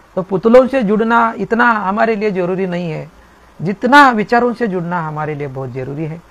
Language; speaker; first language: Hindi; non-native, local second language; Marathi